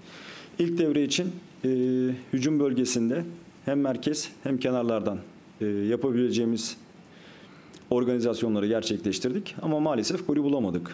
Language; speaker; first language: Turkish; native; Turkish